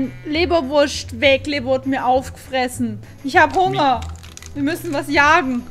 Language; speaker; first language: German; native; German